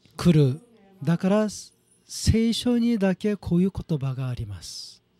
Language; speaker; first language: Japanese; non-native, fluent; Korean